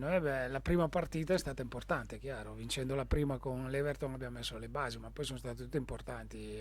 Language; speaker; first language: Italian; native; Italian